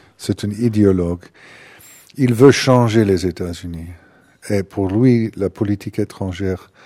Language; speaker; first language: French; non-native, fluent; English